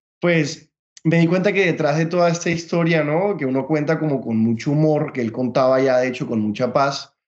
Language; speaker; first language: Spanish; native; Spanish